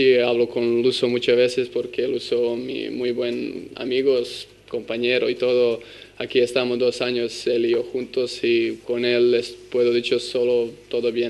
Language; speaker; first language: Spanish; non-native, learner; Serbian